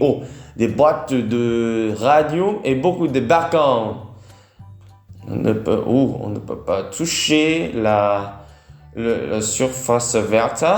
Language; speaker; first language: French; non-native, learner; Vietnamese